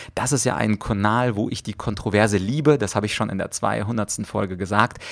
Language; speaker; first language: German; early bilingual, other home language; Russian